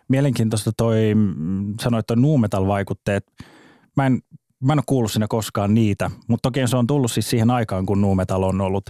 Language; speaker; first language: Finnish; native; Finnish